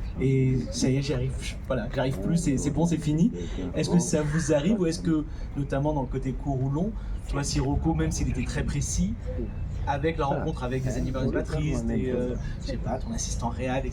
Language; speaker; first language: French; native; French